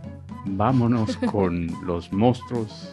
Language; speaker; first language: Spanish; native; Spanish